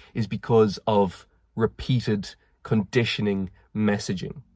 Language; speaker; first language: English; native; English